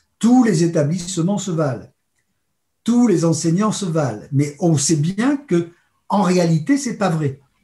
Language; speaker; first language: French; native; French